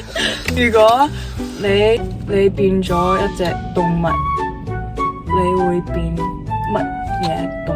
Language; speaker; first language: Cantonese; non-native, learner; English